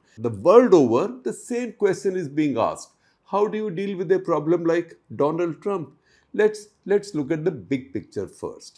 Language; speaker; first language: English; non-native, local second language; Hindi